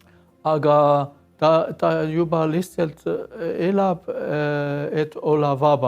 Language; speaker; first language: Estonian; non-native, learner; Armenian